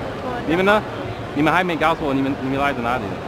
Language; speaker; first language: Chinese; non-native, learner; English